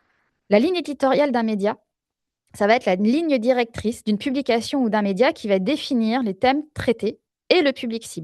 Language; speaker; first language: French; native; French